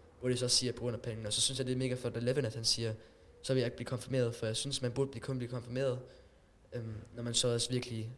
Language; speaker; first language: Danish; non-native, local second language; German